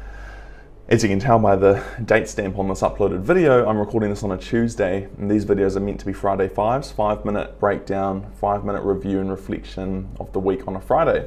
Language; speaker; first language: English; native; English